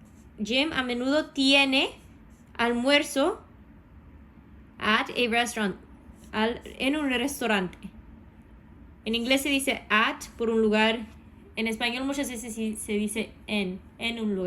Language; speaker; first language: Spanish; non-native, fluent; English